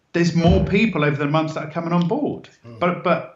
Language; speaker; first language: English; native; English